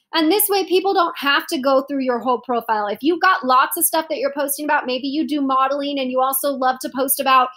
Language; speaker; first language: English; native; English